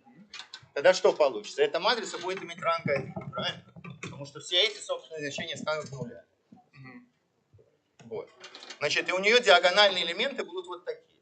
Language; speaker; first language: Russian; native; Russian